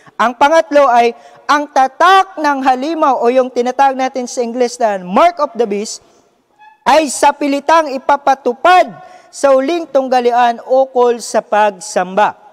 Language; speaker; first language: Filipino; native; Filipino